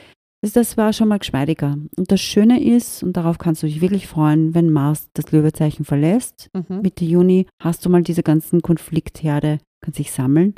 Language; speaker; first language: German; native; German